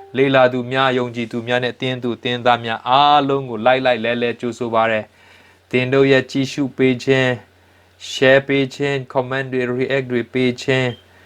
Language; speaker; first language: Burmese; non-native, local second language; Hakha Chin